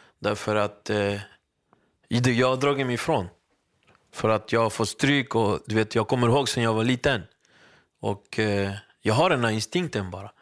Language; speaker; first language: Swedish; early bilingual, other home language; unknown